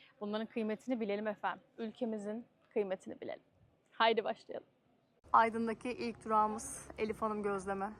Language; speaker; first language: Turkish; native; Turkish